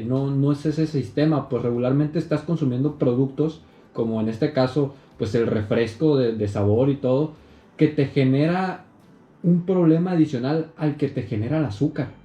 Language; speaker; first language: Spanish; native; Spanish